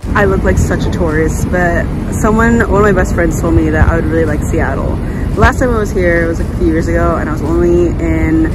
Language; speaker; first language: English; native; English